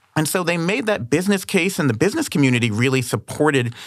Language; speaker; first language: English; native; English